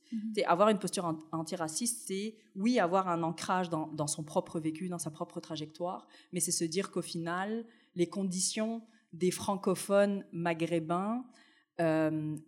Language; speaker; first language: French; early bilingual, other home language; Arabic